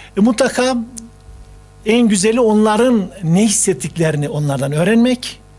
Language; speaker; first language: Turkish; native; Turkish